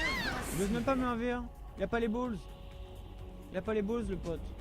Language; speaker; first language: French; native; French